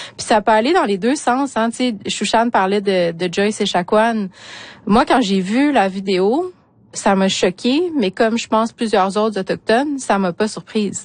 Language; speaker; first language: French; native; French